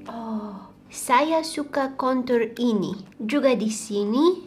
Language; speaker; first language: Indonesian; non-native, learner; Bulgarian